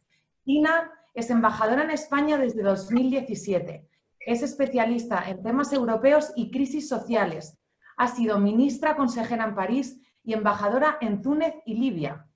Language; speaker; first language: Spanish; native; Spanish